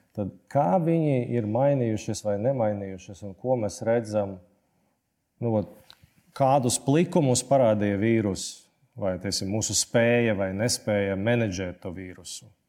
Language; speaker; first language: Latvian; native; Latvian